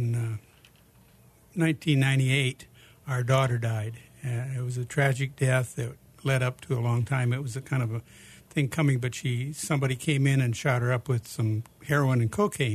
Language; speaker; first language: English; native; English